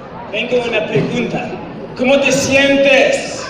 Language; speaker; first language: Spanish; non-native, learner; French